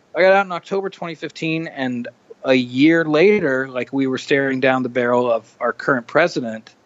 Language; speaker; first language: English; native; English